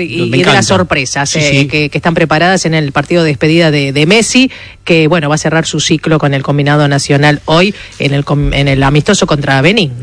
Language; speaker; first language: Spanish; native; Spanish